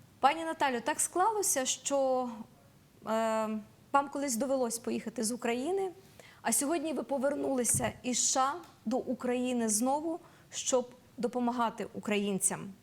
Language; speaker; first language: Ukrainian; native; Ukrainian